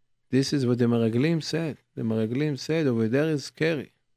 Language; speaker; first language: English; non-native, fluent; Hebrew